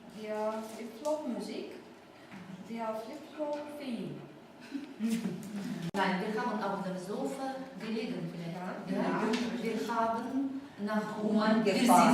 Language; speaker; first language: German; non-native, fluent; Ukrainian